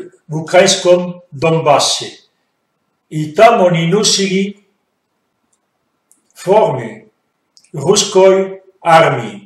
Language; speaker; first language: Russian; non-native, fluent; French